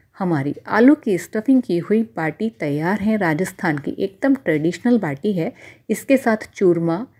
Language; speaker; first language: Hindi; native; Hindi